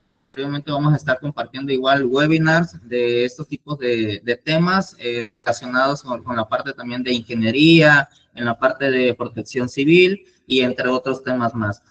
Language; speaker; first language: Spanish; native; Spanish